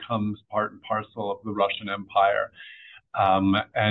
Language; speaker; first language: English; native; English